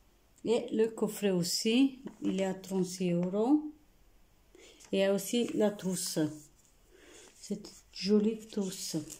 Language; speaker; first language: French; non-native, fluent; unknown